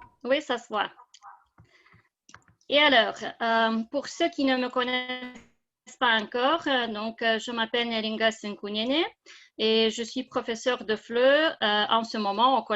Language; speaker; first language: French; non-native, fluent; Lithuanian